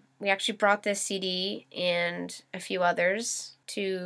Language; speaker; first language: English; native; English